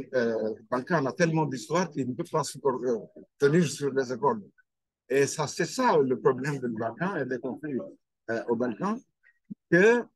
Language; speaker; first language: French; non-native, fluent; Albanian